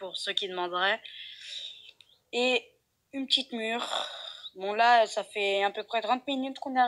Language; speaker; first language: French; native; French